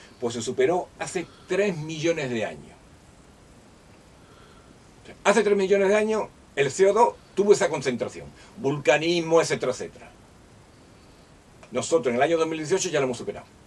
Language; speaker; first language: Spanish; native; Spanish